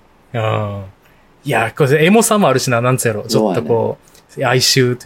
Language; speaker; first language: Japanese; native; Japanese